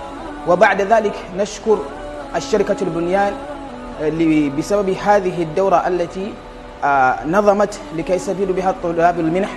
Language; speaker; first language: Arabic; non-native, fluent; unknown